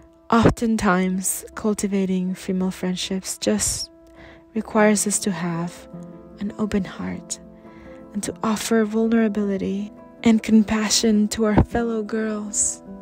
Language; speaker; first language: English; early bilingual, other home language; Spanish